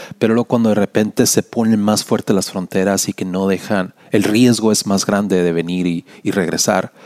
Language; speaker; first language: Spanish; native; Spanish